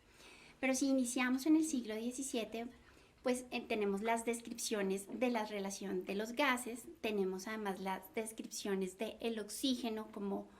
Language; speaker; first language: Spanish; native; Spanish